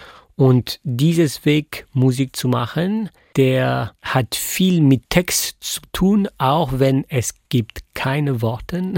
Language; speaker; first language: German; non-native, fluent; French